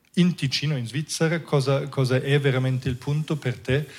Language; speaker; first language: Italian; non-native, fluent; German